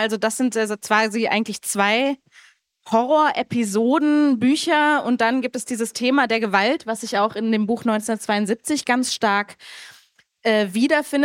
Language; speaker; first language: German; native; German